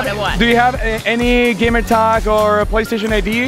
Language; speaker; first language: English; non-native, fluent; Spanish